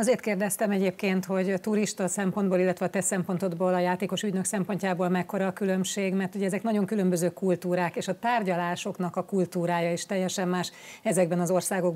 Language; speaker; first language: Hungarian; native; Hungarian